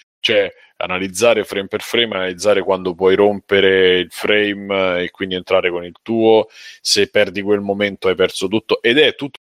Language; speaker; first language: Italian; native; Italian